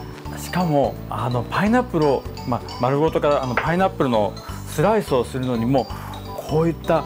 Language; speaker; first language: Japanese; native; Japanese